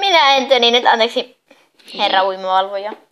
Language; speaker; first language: Finnish; native; Finnish